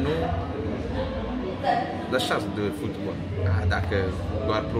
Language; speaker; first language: Romanian; non-native, learner; Kabuverdianu